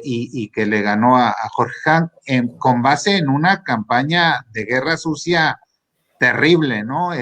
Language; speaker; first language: Spanish; native; Spanish